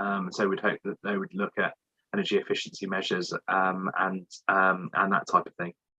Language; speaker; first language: English; native; English